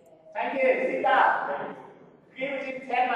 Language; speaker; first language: English; non-native, learner; Vietnamese